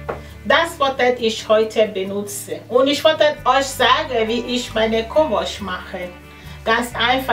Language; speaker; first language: German; non-native, learner; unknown